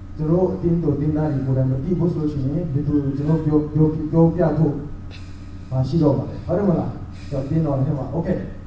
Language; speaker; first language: Burmese; non-native, local second language; Tedim Chin